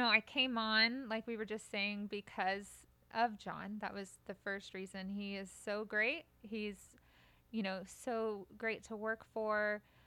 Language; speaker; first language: English; native; English